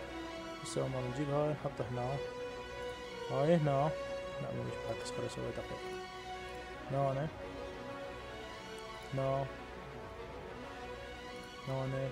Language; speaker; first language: Arabic; native; Arabic